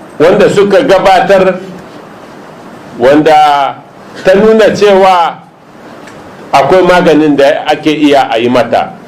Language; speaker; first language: Hausa; non-native, local second language; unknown